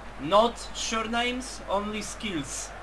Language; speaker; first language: English; non-native, learner; Polish